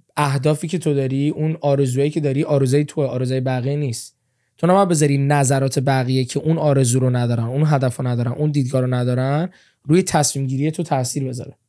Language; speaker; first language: Persian; early bilingual, heritage; Persian